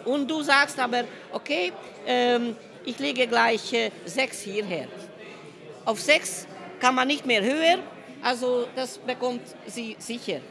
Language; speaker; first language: German; non-native, fluent; Hungarian